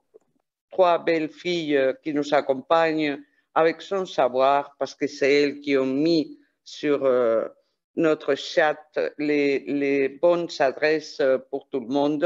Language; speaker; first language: French; non-native, fluent; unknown